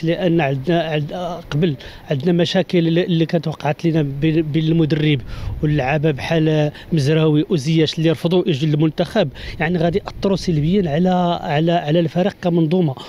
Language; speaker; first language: Arabic; native; Arabic